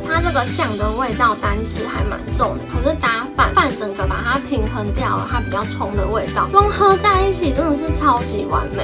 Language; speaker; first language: Chinese; native; Chinese